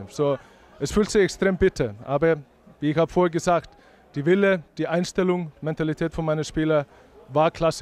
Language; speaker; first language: German; non-native, fluent; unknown